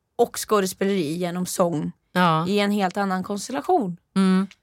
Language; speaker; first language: Swedish; non-native, fluent; Norwegian